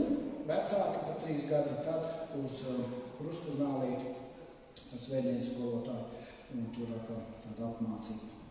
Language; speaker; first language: Latvian; native; Latvian